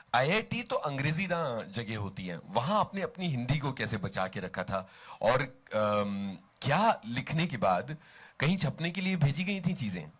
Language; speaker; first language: Hindi; native; Hindi